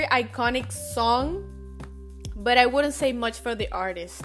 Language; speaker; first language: English; non-native, fluent; Spanish